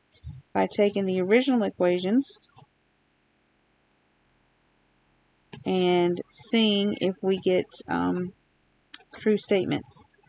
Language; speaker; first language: English; native; English